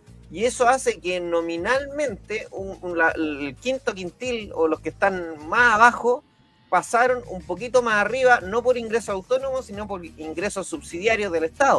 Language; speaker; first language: Spanish; native; Spanish